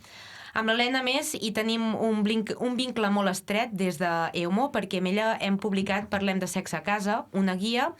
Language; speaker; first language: Catalan; native; Catalan